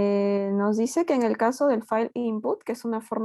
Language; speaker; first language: Spanish; native; Spanish